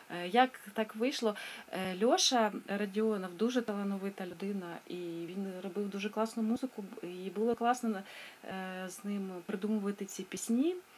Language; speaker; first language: Ukrainian; non-native, local second language; Russian